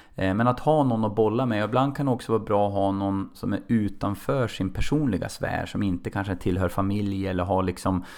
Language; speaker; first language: Swedish; native; Swedish